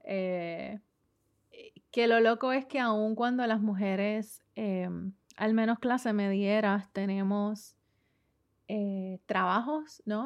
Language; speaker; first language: Spanish; native; Spanish